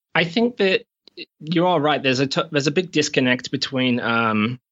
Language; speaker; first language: English; native; English